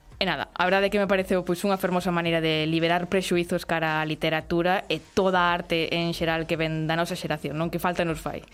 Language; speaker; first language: Galician; native; Galician